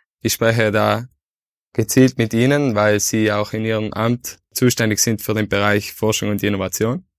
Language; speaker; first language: German; native; German